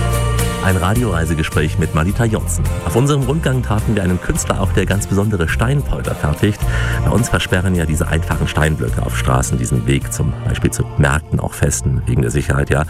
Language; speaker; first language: German; native; German